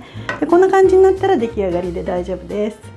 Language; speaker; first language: Japanese; native; Japanese